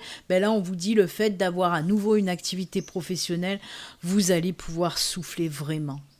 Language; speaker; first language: French; native; French